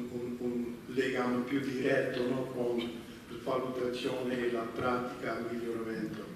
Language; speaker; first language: Italian; non-native, fluent; Dutch